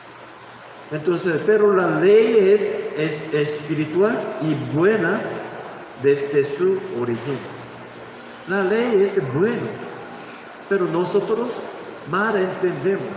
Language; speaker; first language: Spanish; non-native, learner; Korean